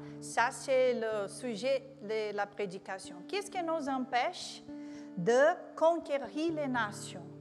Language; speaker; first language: French; non-native, learner; Portuguese